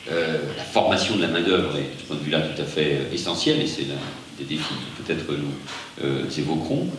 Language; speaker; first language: French; native; French